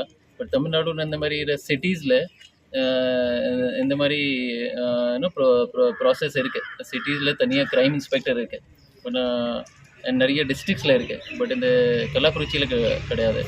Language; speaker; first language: Tamil; non-native, fluent; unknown